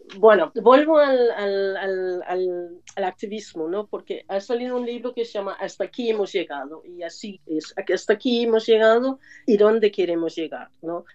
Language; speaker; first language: Spanish; non-native, fluent; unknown